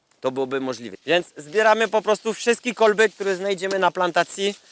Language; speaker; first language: Polish; non-native, learner; French